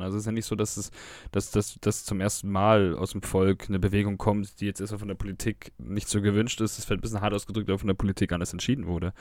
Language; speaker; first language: German; native; German